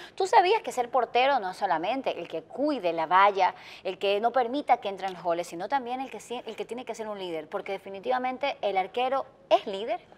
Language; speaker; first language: Spanish; native; Spanish